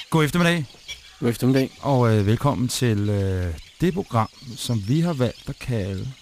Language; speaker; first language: Danish; native; Danish